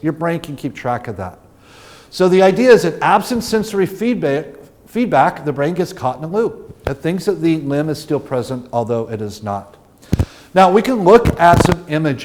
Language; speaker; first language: English; native; English